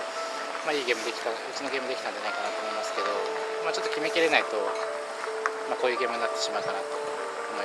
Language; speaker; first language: Japanese; native; Japanese